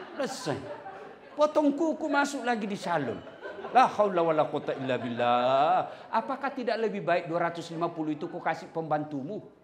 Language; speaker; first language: Indonesian; non-native, local second language; Buginese